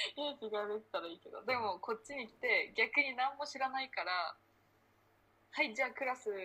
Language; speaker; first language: Japanese; early bilingual, other home language; Spanish